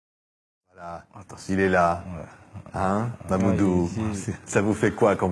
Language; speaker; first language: French; native; French